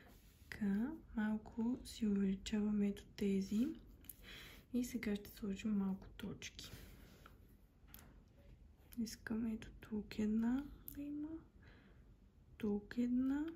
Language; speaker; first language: Bulgarian; native; Bulgarian